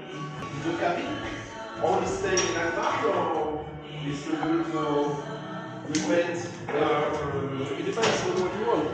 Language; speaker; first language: English; non-native, learner; French